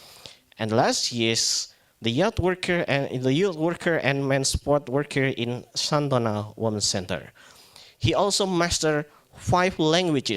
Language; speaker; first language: English; non-native, fluent; Indonesian